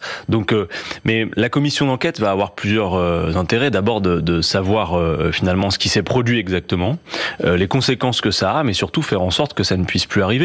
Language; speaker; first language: French; native; French